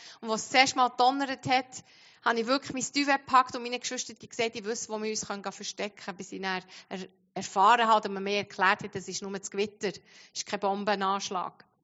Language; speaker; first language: German; non-native, fluent; Arabic